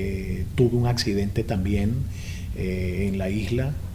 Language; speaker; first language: Spanish; native; Spanish